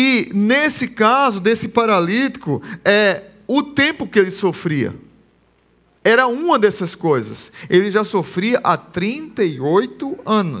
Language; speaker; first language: Portuguese; native; Portuguese